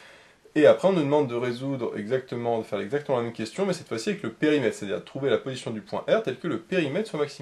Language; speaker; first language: French; native; French